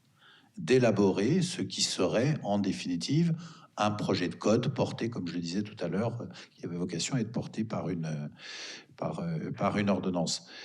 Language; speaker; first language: French; native; French